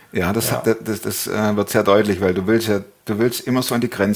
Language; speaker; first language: German; native; German